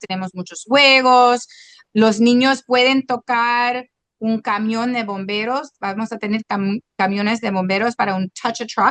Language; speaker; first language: Spanish; non-native, local second language; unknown